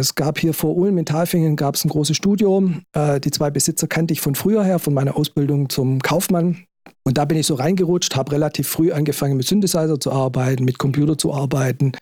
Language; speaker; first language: German; native; German